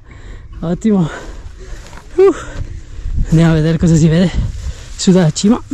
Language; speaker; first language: Italian; native; Italian